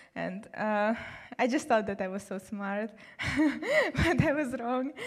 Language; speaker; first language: English; non-native, fluent; Russian